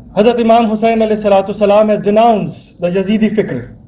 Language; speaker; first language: English; non-native, local second language; Urdu